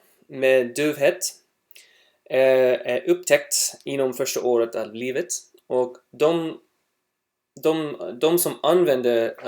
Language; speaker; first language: Swedish; non-native, learner; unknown